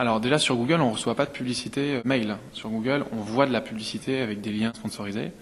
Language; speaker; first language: French; native; French